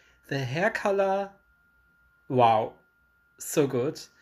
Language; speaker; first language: English; non-native, learner; German